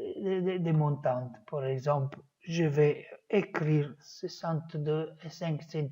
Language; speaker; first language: French; non-native, fluent; Italian